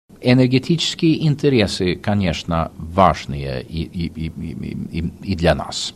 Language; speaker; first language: Russian; non-native, fluent; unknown